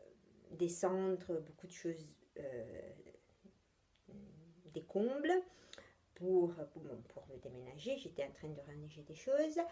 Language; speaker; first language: French; non-native, fluent; Italian